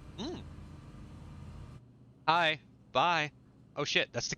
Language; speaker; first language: English; native; English